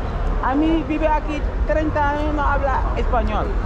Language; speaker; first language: Spanish; non-native, learner; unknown